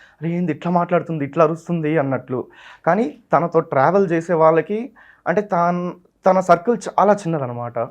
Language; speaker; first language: Telugu; non-native, local second language; Tamil